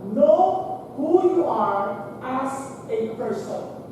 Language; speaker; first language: English; non-native, local second language; Filipino